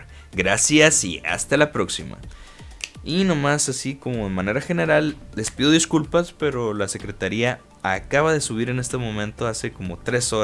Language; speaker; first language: Spanish; native; Spanish